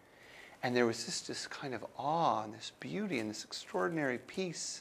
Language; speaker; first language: English; native; English